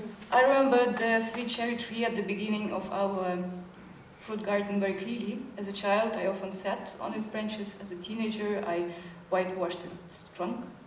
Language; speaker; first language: English; non-native, fluent; Ukrainian